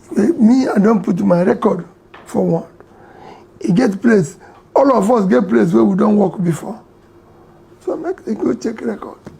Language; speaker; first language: Nigerian Pidgin; non-native, local second language; Igbo